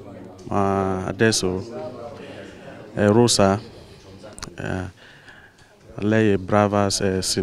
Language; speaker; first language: Italian; non-native, learner; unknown